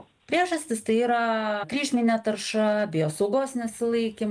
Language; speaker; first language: Lithuanian; native; Lithuanian